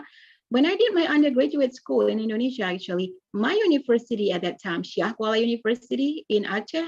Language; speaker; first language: English; non-native, fluent; Indonesian